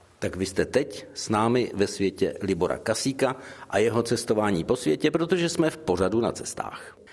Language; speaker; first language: Czech; native; Czech